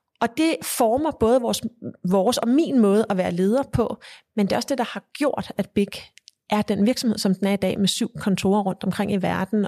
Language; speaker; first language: Danish; early bilingual, heritage; Danish